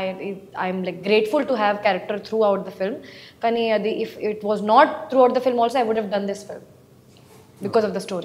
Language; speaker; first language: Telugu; non-native, learner; Hindi